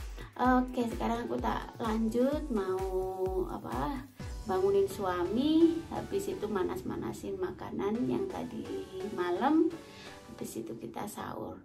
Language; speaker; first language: Indonesian; non-native, local second language; Javanese